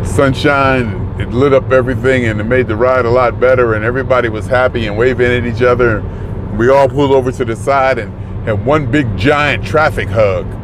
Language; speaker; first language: English; native; English